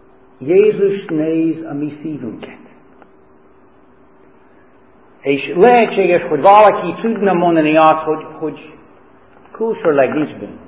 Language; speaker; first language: Hungarian; non-native, fluent; English